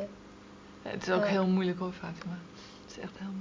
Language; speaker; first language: Dutch; native; Dutch